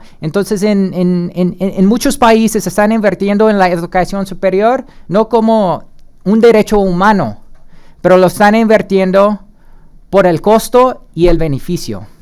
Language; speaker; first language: Spanish; early bilingual, heritage; Spanish